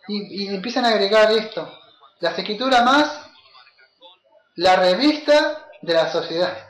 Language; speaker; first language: Spanish; native; Spanish